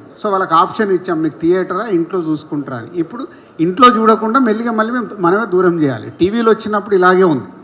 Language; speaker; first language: Telugu; native; Telugu